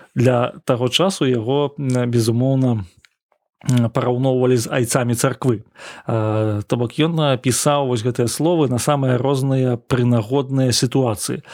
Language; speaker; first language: Belarusian; non-native, local second language; Russian